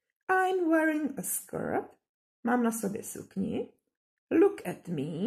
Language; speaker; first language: English; non-native, fluent; Czech